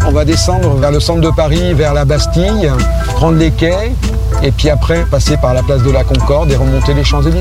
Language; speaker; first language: French; native; French